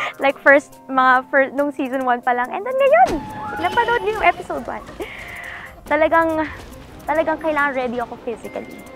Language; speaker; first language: Filipino; native; Filipino